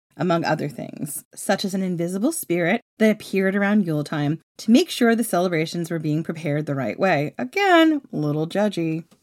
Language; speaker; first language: English; native; English